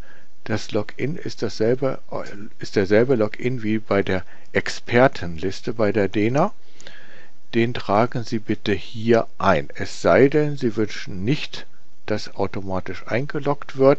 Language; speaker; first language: German; native; German